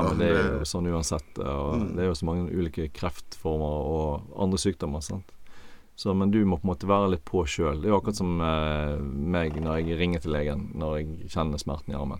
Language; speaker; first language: Norwegian; native; Norwegian